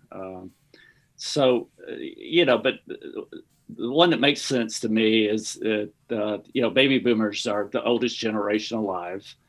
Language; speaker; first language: English; native; English